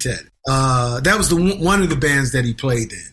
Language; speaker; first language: English; native; English